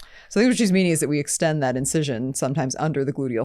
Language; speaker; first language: English; native; English